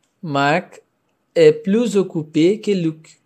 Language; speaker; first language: French; non-native, fluent; Portuguese